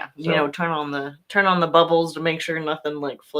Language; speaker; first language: English; native; English